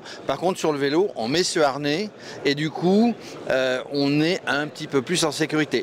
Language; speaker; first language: French; native; French